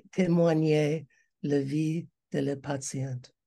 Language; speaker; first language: French; non-native, learner; English